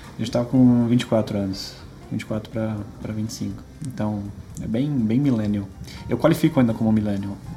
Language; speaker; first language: Portuguese; early bilingual, other home language; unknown